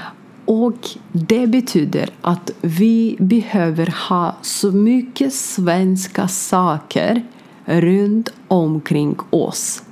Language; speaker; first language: Swedish; non-native, learner; Ukrainian